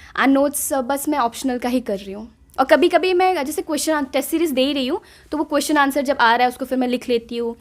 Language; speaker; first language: Hindi; non-native, local second language; Assamese